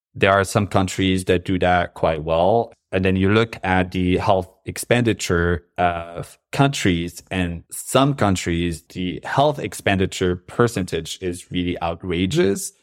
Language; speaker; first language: English; non-native, fluent; Arabic